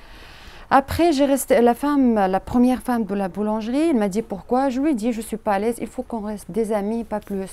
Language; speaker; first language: French; non-native, learner; Arabic